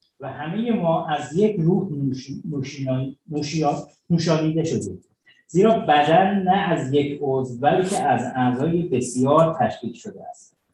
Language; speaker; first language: Persian; native; Persian